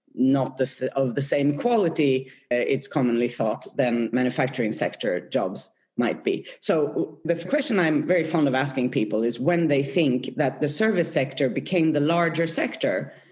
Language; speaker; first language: English; non-native, fluent; Swedish